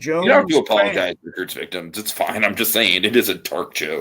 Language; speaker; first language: English; native; English